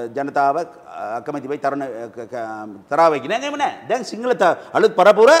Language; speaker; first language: Sinhala; non-native, local second language; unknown